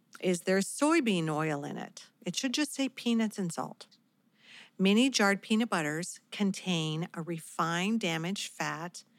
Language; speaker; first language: English; native; English